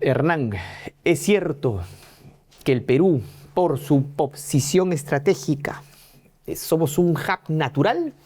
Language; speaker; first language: Spanish; native; Spanish